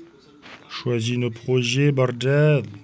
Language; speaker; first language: French; native; French